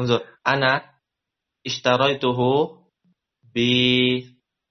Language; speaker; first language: Arabic; non-native, learner; Indonesian